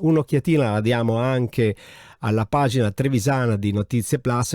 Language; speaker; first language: Italian; native; Italian